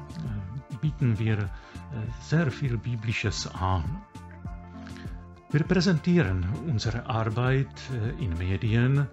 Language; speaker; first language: German; non-native, fluent; Czech